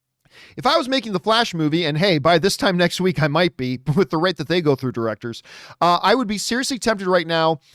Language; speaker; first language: English; native; English